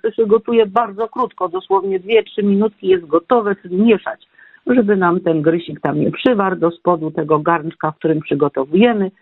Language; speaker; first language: Polish; native; Polish